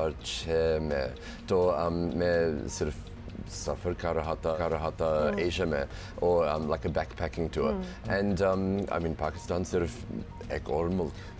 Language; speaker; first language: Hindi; non-native, learner; English